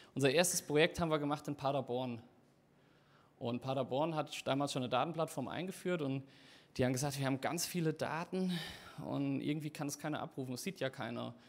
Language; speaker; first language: German; native; German